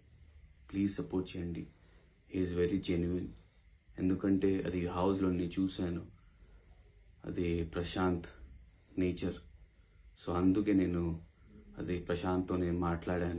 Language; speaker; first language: Telugu; non-native, local second language; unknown